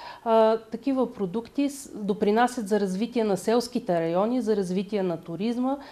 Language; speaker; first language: Bulgarian; native; Bulgarian